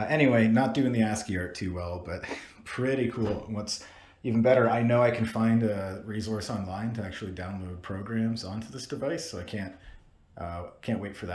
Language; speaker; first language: English; native; English